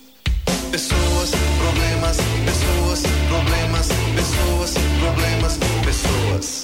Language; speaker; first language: Portuguese; non-native, fluent; French